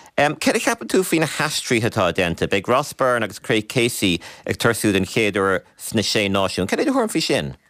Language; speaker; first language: Irish; native; Irish